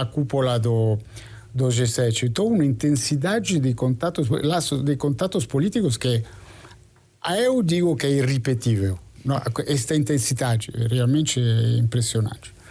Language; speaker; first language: Portuguese; non-native, fluent; Italian